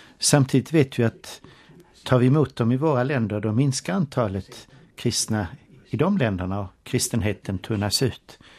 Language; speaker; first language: Swedish; native; Swedish